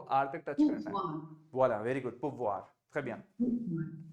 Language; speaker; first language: French; non-native, fluent; Hindi